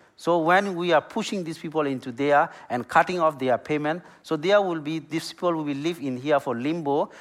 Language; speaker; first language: English; non-native, learner; Burmese